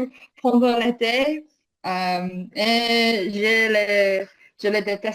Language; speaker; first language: French; non-native, learner; English